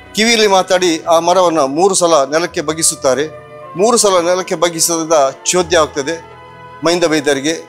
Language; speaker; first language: Kannada; non-native, local second language; Tulu